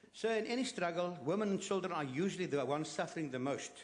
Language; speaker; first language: English; non-native, local second language; Afrikaans